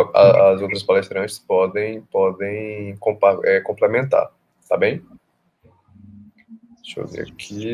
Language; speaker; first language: Portuguese; native; Portuguese